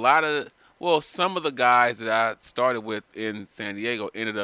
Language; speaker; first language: English; native; English